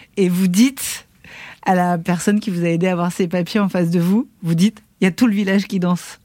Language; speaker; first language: French; native; French